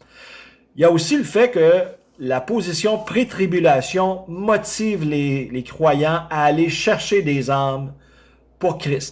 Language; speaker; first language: French; native; French